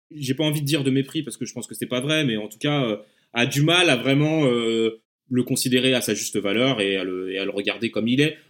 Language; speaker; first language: French; native; French